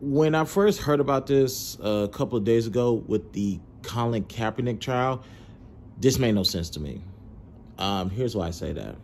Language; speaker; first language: English; native; English